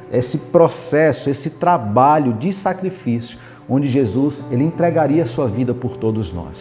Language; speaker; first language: Portuguese; native; Portuguese